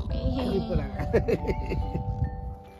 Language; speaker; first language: Korean; native; Korean